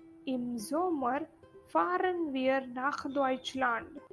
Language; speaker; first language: German; non-native, fluent; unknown